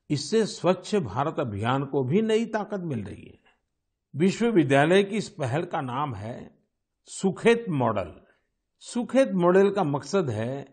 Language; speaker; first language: Hindi; non-native, local second language; Gujarati